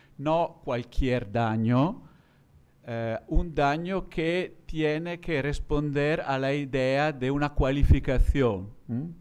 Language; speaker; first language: Spanish; non-native, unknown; Italian